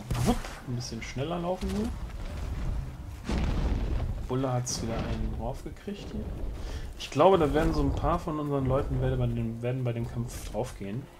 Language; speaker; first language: German; native; German